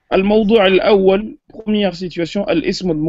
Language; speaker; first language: Arabic; non-native, fluent; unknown